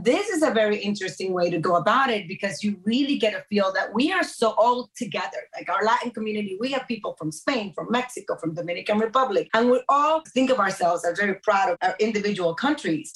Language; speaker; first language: English; early bilingual, other home language; Spanish